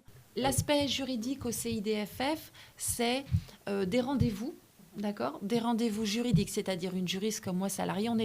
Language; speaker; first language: French; native; French